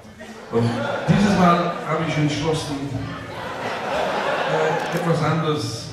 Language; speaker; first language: German; non-native, learner; English